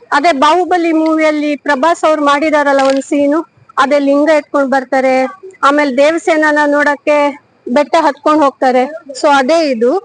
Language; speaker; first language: Kannada; native; Kannada